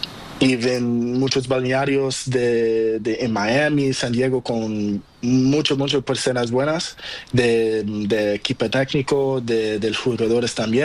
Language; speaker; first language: Spanish; non-native, learner; Portuguese